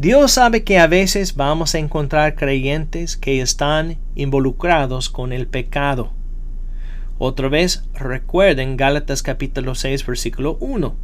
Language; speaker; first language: Spanish; non-native, fluent; English